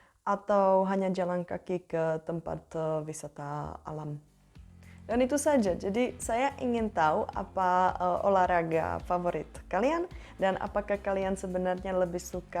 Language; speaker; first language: Indonesian; non-native, fluent; Czech